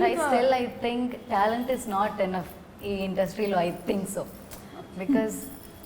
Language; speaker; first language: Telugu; non-native, learner; Malayalam